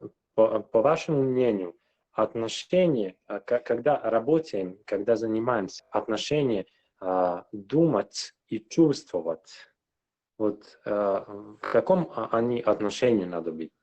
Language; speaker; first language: Russian; non-native, local second language; Serbian